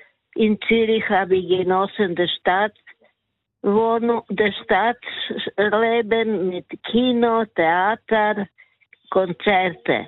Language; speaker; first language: German; non-native, fluent; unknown